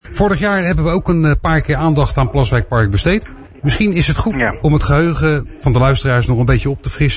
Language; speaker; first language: Dutch; native; Dutch